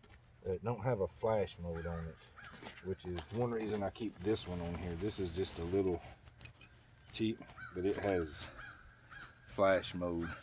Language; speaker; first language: English; native; English